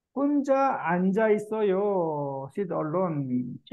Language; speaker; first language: Korean; native; Korean